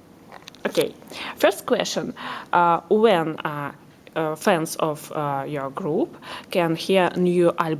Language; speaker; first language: English; non-native, learner; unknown